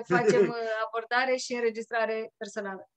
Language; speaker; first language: Romanian; native; Romanian